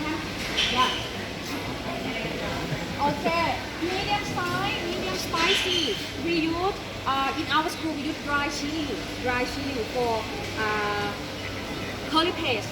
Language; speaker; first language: English; non-native, learner; Thai